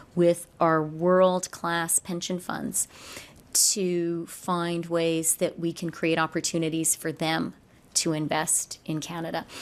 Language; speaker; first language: English; native; English